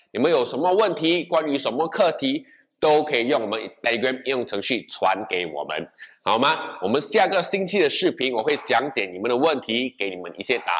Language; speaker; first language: Chinese; non-native, local second language; English